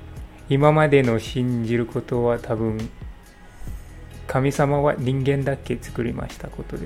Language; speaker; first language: Japanese; non-native, learner; English